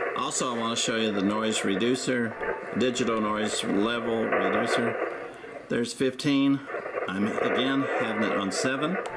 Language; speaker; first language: English; native; English